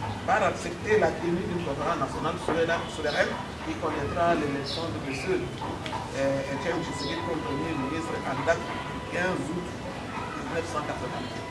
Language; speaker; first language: French; non-native, local second language; Lingala